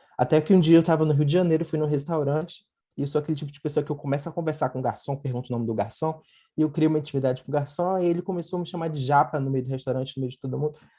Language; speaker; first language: Portuguese; native; Portuguese